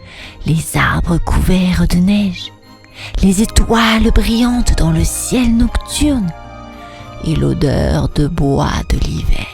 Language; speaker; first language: French; native; French